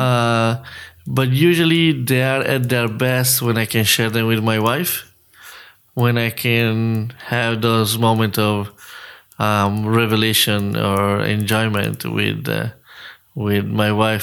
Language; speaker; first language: English; non-native, fluent; Italian